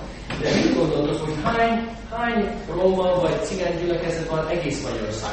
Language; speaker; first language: Hungarian; non-native, fluent; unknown